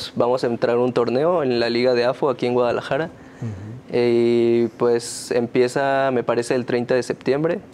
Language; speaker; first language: Spanish; native; Spanish